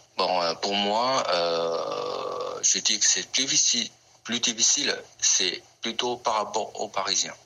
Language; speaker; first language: French; non-native, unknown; Chinese